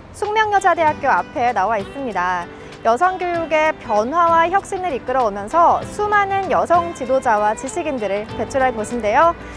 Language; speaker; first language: Korean; native; Korean